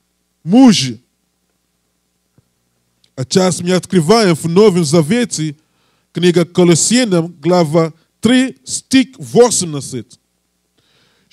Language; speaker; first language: Russian; non-native, learner; English